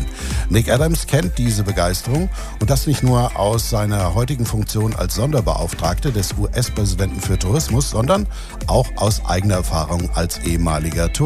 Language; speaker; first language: German; native; German